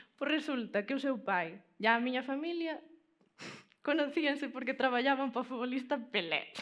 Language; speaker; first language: Galician; native; Galician